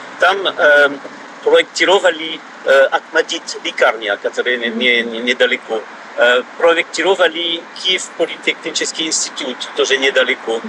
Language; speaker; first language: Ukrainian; non-native, learner; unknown